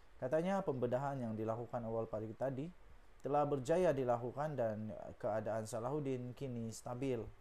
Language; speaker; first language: Malay; native; Malay